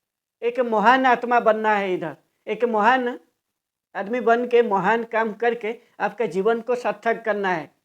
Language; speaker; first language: Hindi; non-native, local second language; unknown